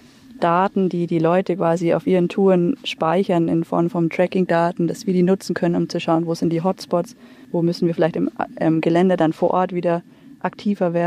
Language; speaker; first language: German; native; German